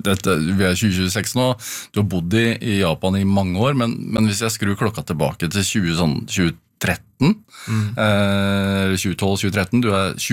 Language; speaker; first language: Norwegian; native; Norwegian